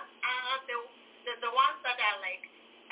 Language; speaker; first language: English; non-native, local second language; Southern Sotho